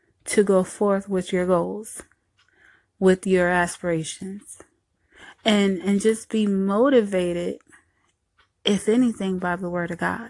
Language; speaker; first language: English; native; English